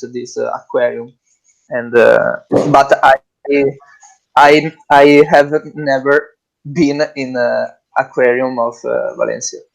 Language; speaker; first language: English; non-native, learner; Italian